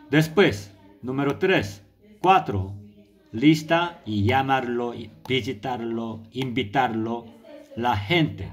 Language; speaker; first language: Spanish; non-native, learner; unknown